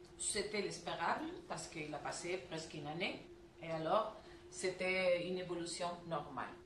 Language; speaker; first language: French; non-native, learner; Spanish